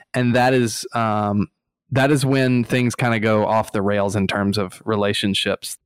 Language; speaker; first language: English; native; English